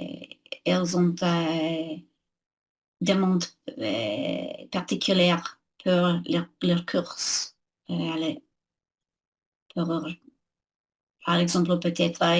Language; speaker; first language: French; non-native, learner; English